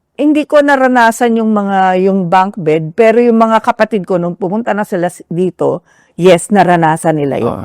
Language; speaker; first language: Filipino; native; Filipino